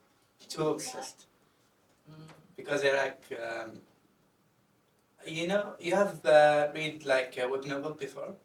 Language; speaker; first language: English; non-native, fluent; Arabic